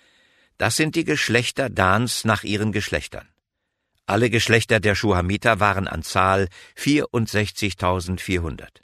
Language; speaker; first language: German; native; German